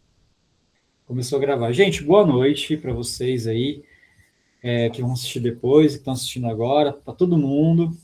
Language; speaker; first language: Portuguese; native; Portuguese